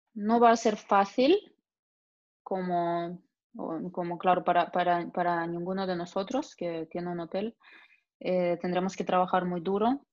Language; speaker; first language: Spanish; non-native, fluent; Russian